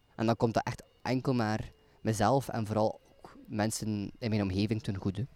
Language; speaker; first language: Dutch; native; Dutch